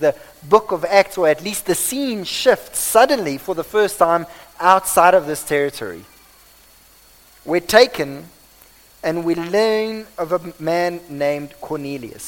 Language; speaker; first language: English; non-native, local second language; Afrikaans